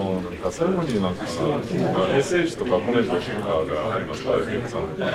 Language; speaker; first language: Japanese; non-native, fluent; English